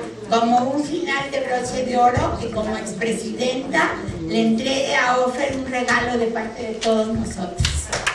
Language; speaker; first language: Spanish; native; Spanish